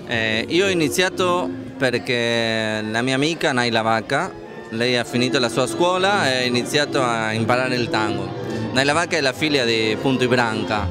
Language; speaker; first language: Italian; non-native, learner; Spanish